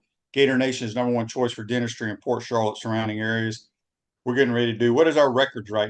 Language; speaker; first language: English; native; English